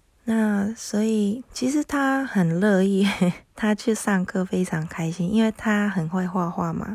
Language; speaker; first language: Chinese; non-native, fluent; Japanese